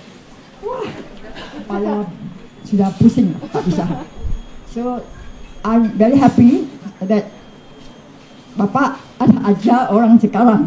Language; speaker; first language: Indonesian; non-native, learner; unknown